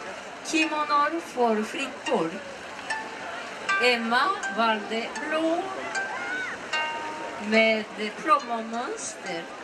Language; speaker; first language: Swedish; non-native, learner; Japanese